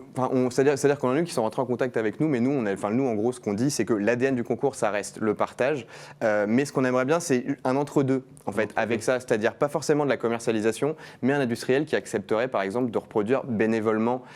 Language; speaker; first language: French; native; French